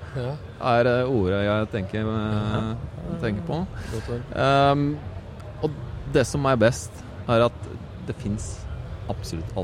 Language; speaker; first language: Norwegian; non-native, fluent; Polish